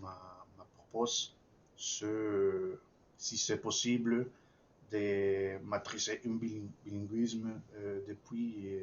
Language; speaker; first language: French; non-native, fluent; Spanish